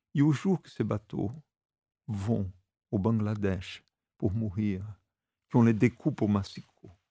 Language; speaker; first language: French; non-native, fluent; Portuguese